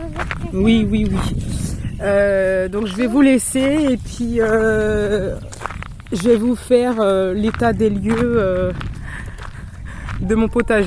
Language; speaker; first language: French; native; French